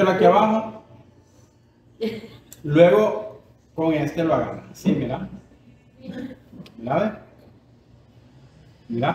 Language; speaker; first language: Spanish; native; Spanish